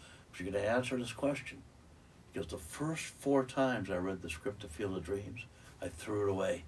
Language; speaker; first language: English; native; English